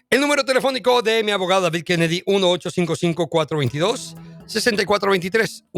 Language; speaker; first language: Spanish; native; Spanish